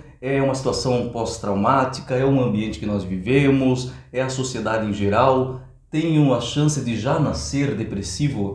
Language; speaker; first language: Portuguese; native; Portuguese